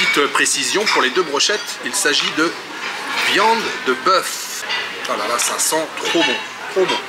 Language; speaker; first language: French; native; French